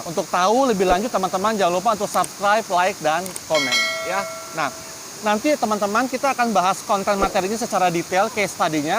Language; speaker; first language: Indonesian; native; Indonesian